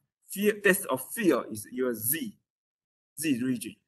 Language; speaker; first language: English; non-native, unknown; Chinese